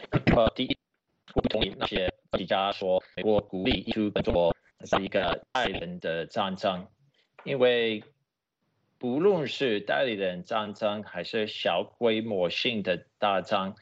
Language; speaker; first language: Chinese; non-native, fluent; English